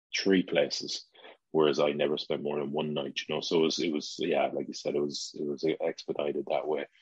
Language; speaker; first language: English; native; English